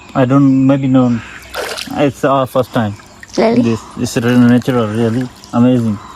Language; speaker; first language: English; non-native, learner; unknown